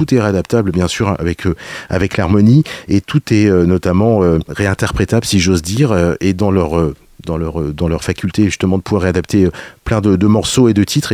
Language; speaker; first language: French; native; French